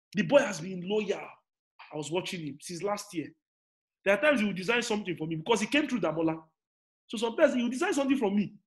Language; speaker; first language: English; non-native, local second language; Igbo